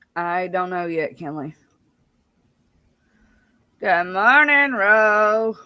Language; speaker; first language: English; native; English